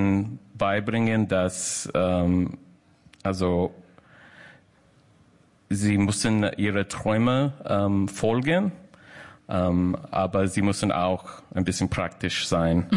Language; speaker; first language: German; non-native, fluent; English